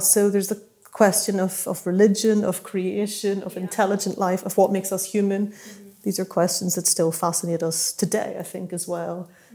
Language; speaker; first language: English; native; English